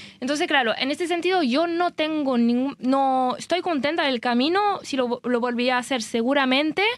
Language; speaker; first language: Spanish; non-native, fluent; French